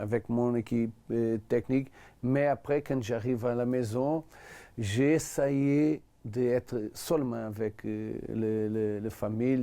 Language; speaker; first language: French; non-native, learner; Portuguese